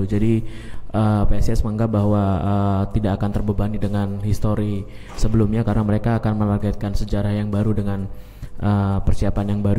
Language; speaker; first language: Indonesian; native; Indonesian